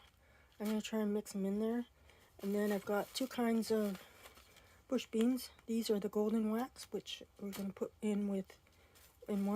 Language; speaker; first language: English; native; English